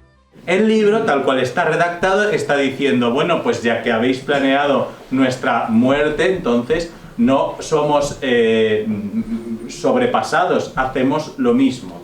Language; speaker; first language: Spanish; native; Spanish